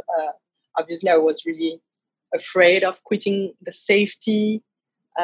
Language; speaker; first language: English; non-native, fluent; French